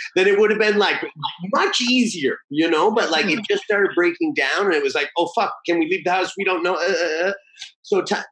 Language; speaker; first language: English; native; English